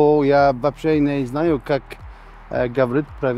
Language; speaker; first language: Russian; non-native, learner; English